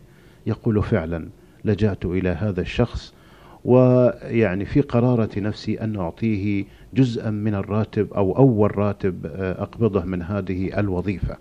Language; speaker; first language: Arabic; native; Arabic